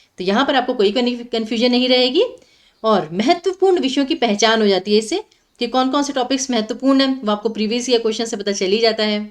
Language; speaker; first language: Hindi; native; Hindi